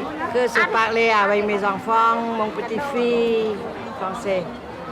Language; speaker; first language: French; non-native, learner; Khmer